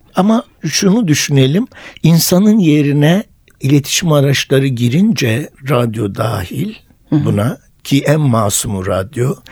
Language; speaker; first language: Turkish; native; Turkish